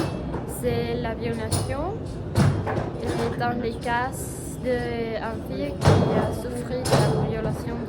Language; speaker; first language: French; non-native, learner; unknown